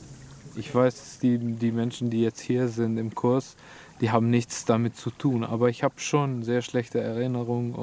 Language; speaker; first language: German; non-native, fluent; Albanian